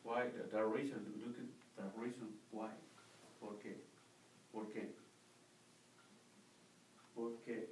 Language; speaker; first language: English; non-native, learner; Spanish